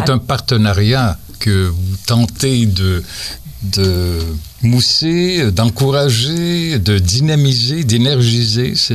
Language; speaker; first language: French; native; French